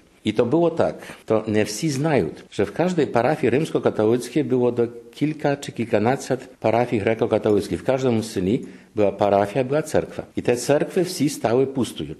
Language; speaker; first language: Ukrainian; non-native, fluent; Polish